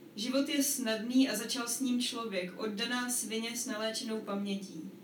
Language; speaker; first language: Czech; native; Czech